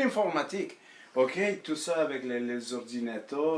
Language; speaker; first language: French; early bilingual, other home language; Spanish